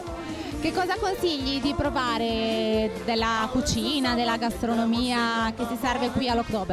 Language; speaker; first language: Italian; native; Italian